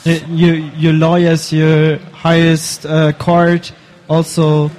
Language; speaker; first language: English; non-native, fluent; German